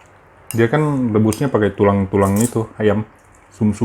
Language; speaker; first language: Indonesian; native; Indonesian